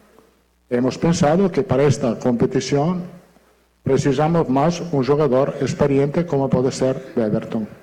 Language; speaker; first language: Portuguese; non-native, fluent; Italian